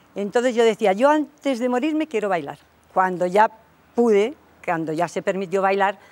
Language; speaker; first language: Spanish; native; Spanish